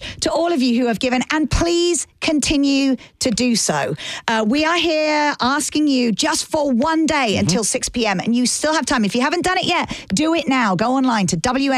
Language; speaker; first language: English; native; English